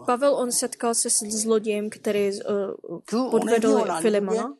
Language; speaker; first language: Czech; non-native, fluent; Korean